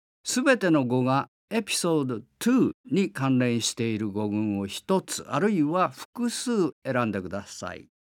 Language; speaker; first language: Japanese; native; Japanese